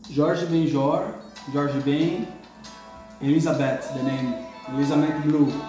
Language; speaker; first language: English; non-native, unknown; Portuguese